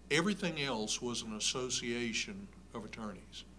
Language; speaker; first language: English; native; English